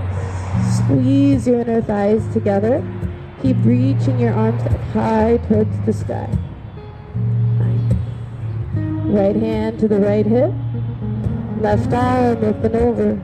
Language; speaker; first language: English; native; English